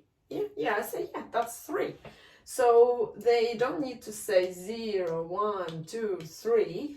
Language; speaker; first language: English; non-native, fluent; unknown